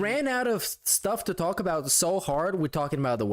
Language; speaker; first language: English; native; English